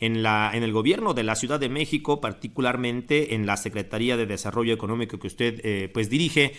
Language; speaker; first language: Spanish; native; Spanish